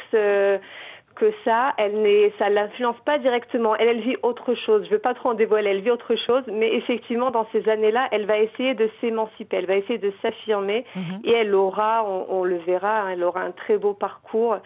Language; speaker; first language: French; native; French